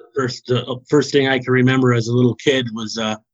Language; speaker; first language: English; native; English